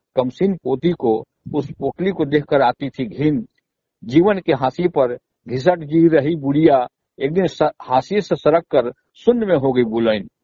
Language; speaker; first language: Hindi; native; Hindi